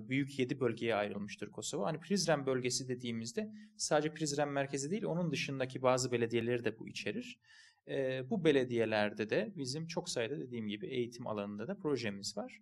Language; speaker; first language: Turkish; native; Turkish